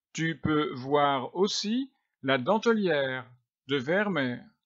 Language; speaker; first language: French; native; French